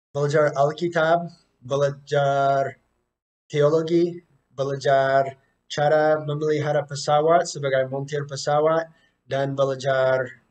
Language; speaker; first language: Indonesian; non-native, fluent; English